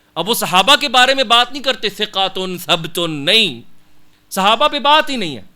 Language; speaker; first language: Urdu; non-native, local second language; Punjabi